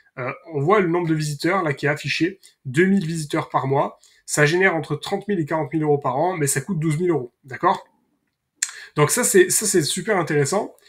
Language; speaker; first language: French; native; French